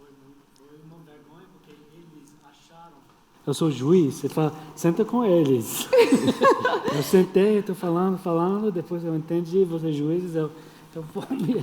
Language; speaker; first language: Portuguese; non-native, fluent; English